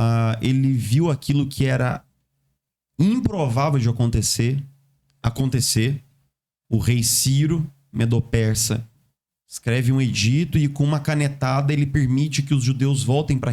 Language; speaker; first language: Portuguese; native; Portuguese